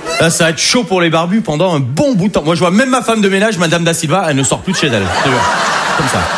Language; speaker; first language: French; native; French